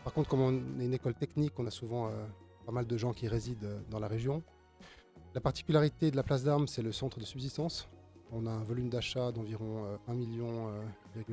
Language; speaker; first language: French; native; French